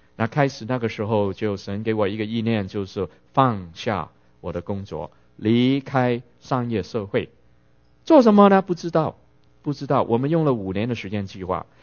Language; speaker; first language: Chinese; non-native, local second language; Cantonese